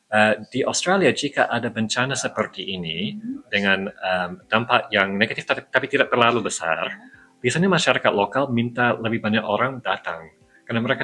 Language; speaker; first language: Indonesian; non-native, fluent; English